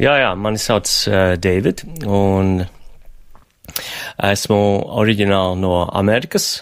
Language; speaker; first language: Latvian; non-native, fluent; English